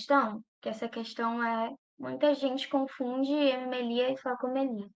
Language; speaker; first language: Portuguese; native; Portuguese